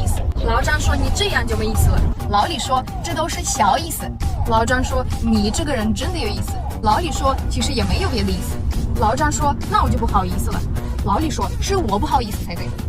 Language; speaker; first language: Chinese; non-native, fluent; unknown